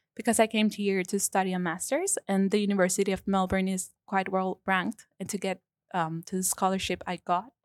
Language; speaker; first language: English; non-native, fluent; Spanish